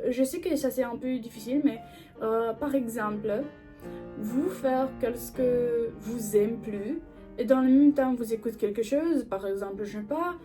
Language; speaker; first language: French; non-native, learner; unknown